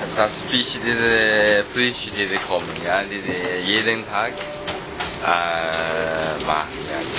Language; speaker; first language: German; non-native, learner; Chinese